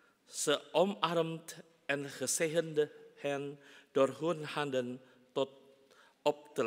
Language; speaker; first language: Dutch; non-native, fluent; Indonesian